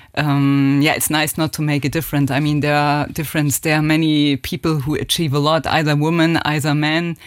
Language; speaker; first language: English; non-native, fluent; German